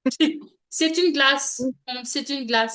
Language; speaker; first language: French; non-native, learner; Punjabi